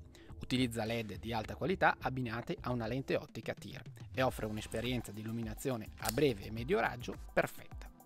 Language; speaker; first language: Italian; native; Italian